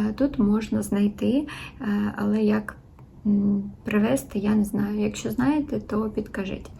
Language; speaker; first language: Ukrainian; non-native, local second language; Russian